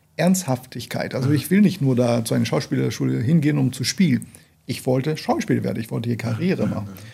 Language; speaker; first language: German; non-native, fluent; Portuguese